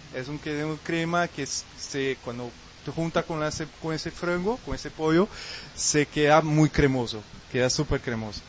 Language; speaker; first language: Spanish; non-native, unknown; Portuguese